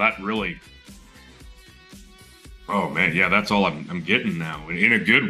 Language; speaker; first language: English; native; English